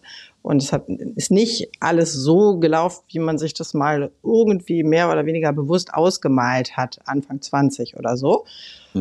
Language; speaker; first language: German; native; German